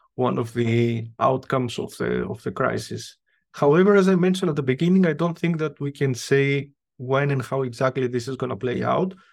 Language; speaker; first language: English; non-native, fluent; Greek